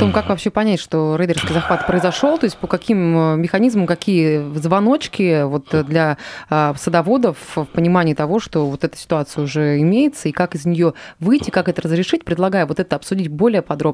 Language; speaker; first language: Russian; native; Russian